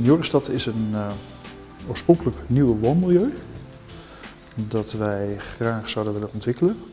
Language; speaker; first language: Dutch; native; Dutch